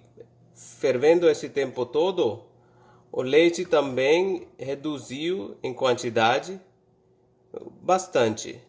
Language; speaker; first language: Portuguese; non-native, fluent; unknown